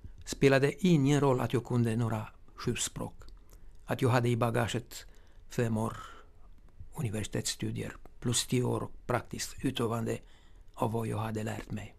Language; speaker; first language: Swedish; non-native, fluent; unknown